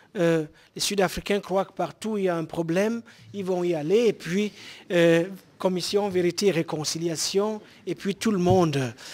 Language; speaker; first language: French; non-native, local second language; Basaa